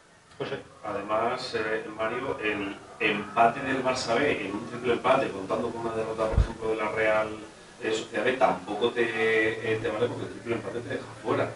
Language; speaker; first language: Spanish; native; Spanish